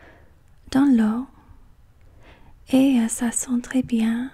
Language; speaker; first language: French; non-native, learner; English